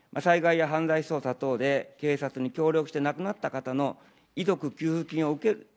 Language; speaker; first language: Japanese; native; Japanese